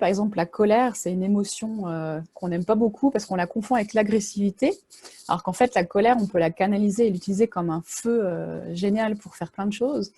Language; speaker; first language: French; native; French